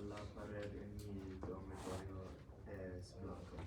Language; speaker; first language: Spanish; non-native, learner; English